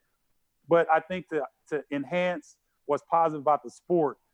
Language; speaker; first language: English; native; English